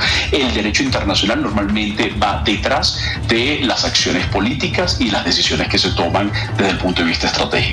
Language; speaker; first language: Spanish; native; Spanish